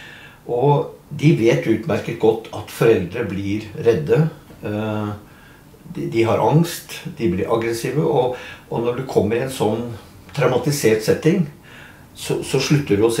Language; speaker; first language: Norwegian; native; Norwegian